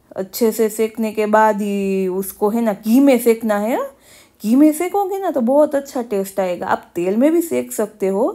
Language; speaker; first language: Hindi; non-native, local second language; Gujarati